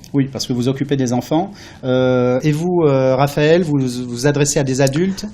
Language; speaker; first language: French; native; French